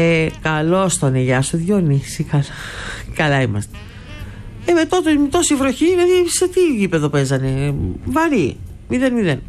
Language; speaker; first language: Greek; native; Greek